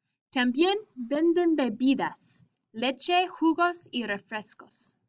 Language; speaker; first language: Spanish; non-native, fluent; English